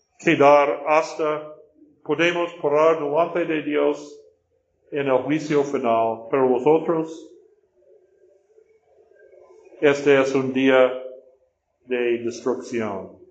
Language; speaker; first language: Spanish; non-native, fluent; English